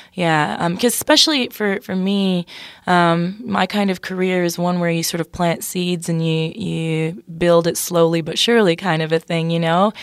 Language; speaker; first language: English; native; English